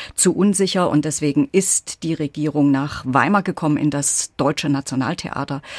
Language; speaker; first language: German; native; German